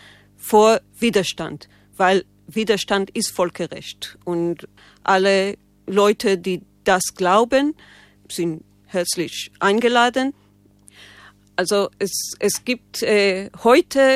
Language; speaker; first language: German; non-native, learner; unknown